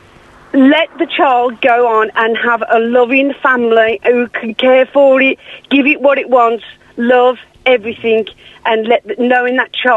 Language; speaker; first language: English; native; English